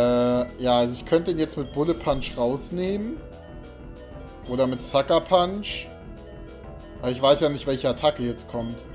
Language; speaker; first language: German; native; German